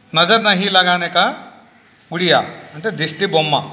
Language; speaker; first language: Hindi; non-native, local second language; Telugu